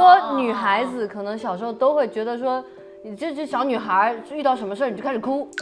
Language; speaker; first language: Chinese; native; Chinese